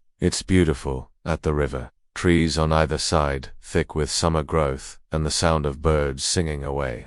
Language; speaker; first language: English; native; English